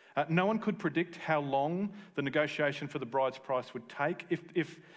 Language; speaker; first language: English; native; English